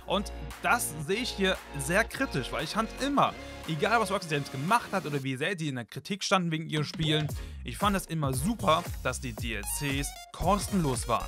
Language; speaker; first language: German; native; German